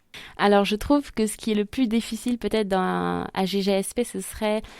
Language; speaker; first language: French; native; French